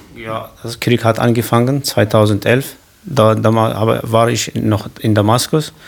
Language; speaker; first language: German; non-native, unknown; Kurdish